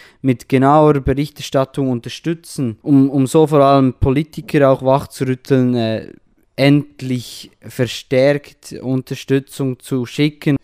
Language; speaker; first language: German; non-native, fluent; Kurdish